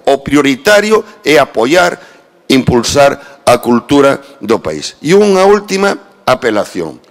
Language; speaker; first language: Galician; native; Galician